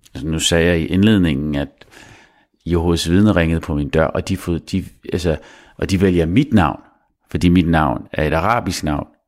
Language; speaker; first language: Danish; early bilingual, other home language; Arabic